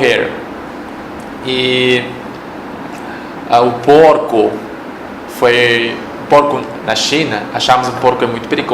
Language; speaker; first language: Portuguese; non-native, fluent; Chinese